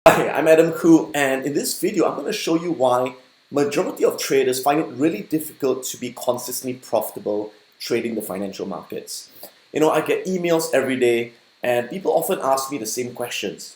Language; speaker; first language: English; native; English